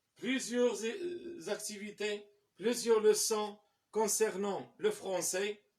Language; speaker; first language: French; non-native, local second language; Arabic